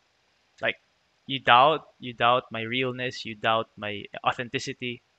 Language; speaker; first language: English; non-native, local second language; Filipino